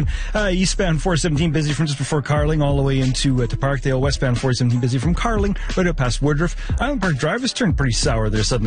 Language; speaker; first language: English; native; English